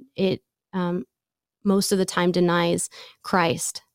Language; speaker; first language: English; native; English